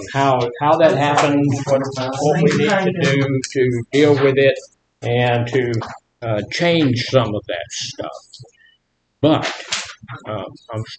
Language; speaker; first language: English; native; English